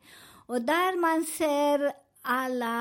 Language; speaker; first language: Swedish; non-native, learner; Spanish